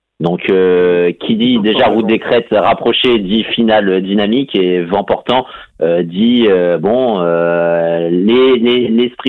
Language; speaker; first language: French; native; French